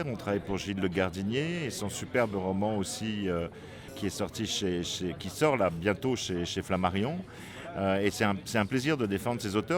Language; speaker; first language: French; native; French